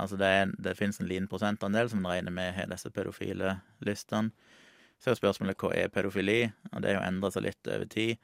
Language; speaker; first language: Norwegian; native; Norwegian